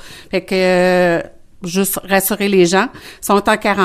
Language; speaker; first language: French; native; French